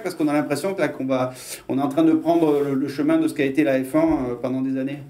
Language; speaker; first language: French; native; French